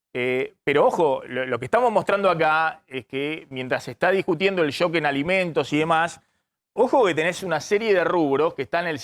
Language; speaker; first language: Spanish; native; Spanish